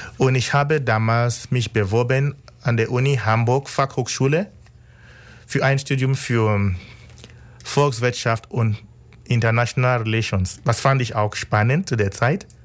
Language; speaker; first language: German; non-native, fluent; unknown